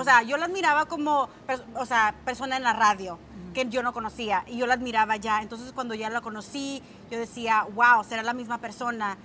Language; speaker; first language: Spanish; early bilingual, other home language; English